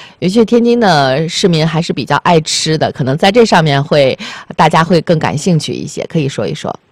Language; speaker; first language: Chinese; native; Chinese